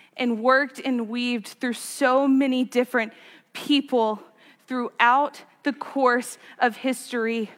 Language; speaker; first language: English; native; English